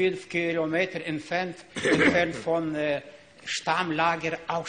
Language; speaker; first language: German; non-native, learner; Ukrainian